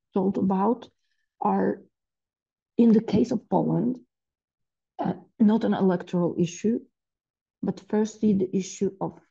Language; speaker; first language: English; non-native, fluent; Polish